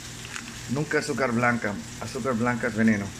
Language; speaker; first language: Spanish; non-native, learner; English